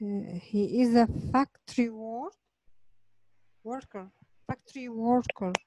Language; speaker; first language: English; non-native, learner; Arabic